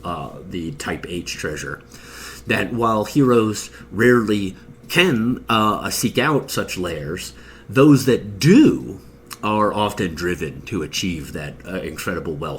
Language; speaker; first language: English; native; English